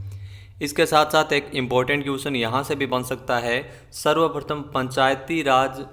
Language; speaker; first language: Hindi; native; Hindi